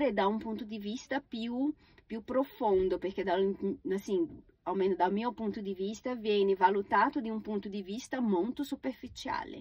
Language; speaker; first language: Italian; non-native, fluent; Portuguese